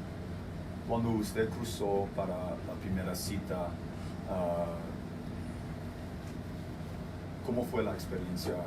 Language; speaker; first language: Spanish; non-native, fluent; English